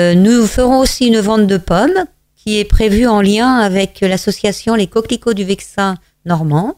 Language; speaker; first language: French; native; French